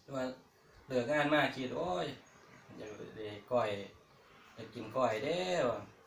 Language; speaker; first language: Thai; native; Thai